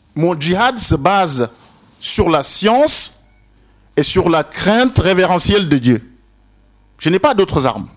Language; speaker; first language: French; non-native, local second language; Wolof